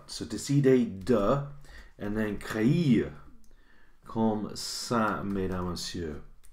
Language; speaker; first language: French; non-native, fluent; English